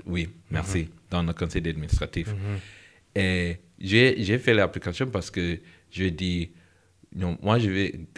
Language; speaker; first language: French; non-native, learner; English